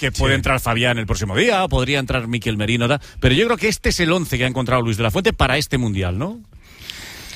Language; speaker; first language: Spanish; native; Spanish